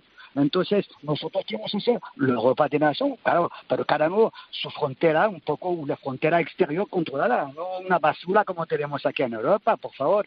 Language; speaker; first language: Spanish; non-native, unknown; French